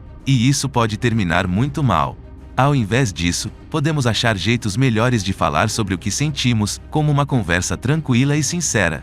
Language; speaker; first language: Portuguese; native; Portuguese